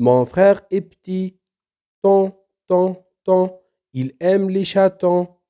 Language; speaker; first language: French; non-native, local second language; Arabic